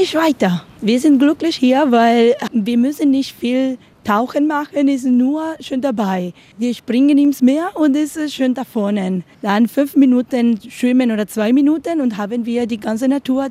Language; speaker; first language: German; non-native, learner; Spanish